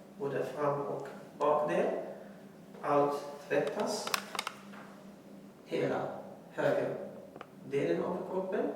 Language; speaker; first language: Swedish; non-native, fluent; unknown